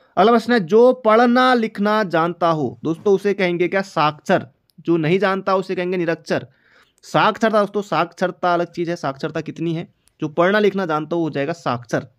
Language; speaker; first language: Hindi; native; Hindi